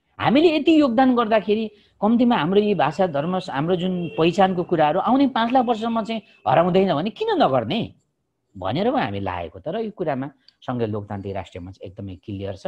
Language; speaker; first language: Nepali; non-native, local second language; Limbu